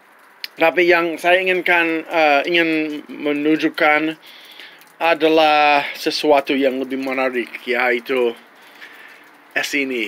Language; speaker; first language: Indonesian; non-native, fluent; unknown